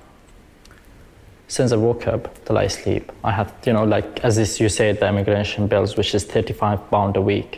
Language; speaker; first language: English; non-native, learner; Arabic